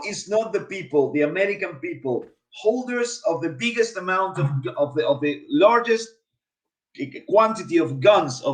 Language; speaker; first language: English; non-native, fluent; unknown